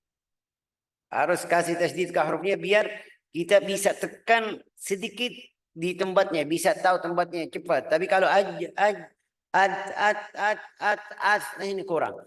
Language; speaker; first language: Indonesian; non-native, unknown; Arabic